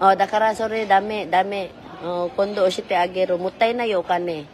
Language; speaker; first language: Japanese; non-native, learner; Filipino